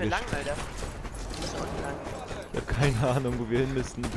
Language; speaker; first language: German; native; German